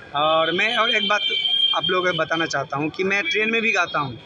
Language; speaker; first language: Hindi; non-native, local second language; Bangla